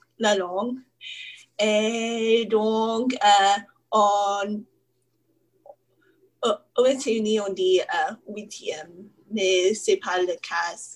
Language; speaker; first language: French; non-native, learner; English